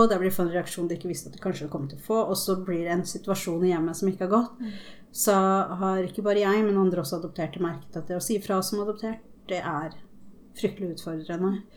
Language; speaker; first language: Norwegian; early bilingual, other home language; Spanish